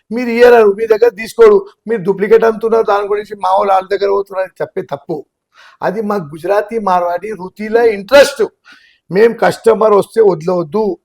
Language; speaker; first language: Telugu; non-native, local second language; Gujarati